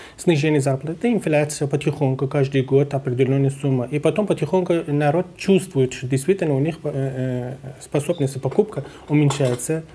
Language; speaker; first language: Russian; non-native, fluent; Persian